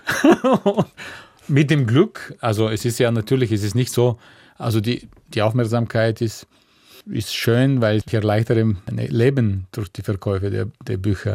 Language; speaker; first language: German; non-native, fluent; Bulgarian